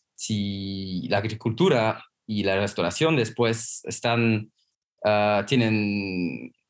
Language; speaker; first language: Spanish; non-native, fluent; Luxembourgish